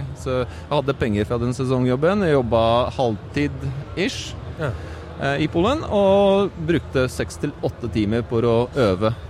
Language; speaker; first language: Norwegian; non-native, fluent; Polish